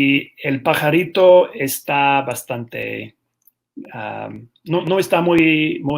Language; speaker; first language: Spanish; non-native, fluent; English